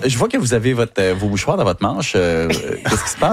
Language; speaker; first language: French; native; French